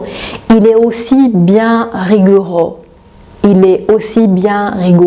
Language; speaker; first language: French; non-native, fluent; Persian